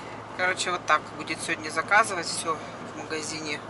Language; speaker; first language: Russian; native; Russian